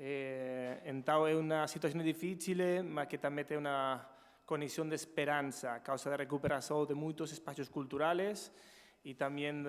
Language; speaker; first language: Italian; non-native, learner; Spanish